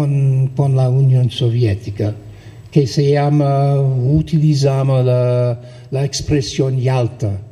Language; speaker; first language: Spanish; non-native, fluent; English